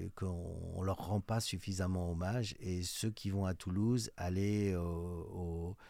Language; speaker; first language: French; native; French